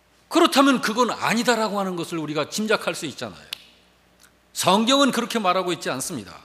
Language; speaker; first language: Korean; native; Korean